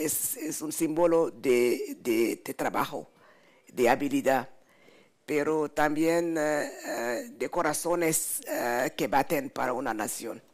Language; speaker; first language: Spanish; non-native, fluent; French